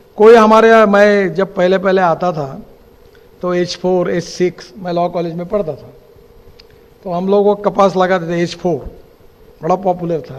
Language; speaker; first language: Hindi; non-native, local second language; Marathi